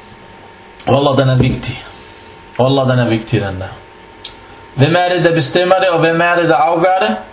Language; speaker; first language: Danish; non-native, fluent; Arabic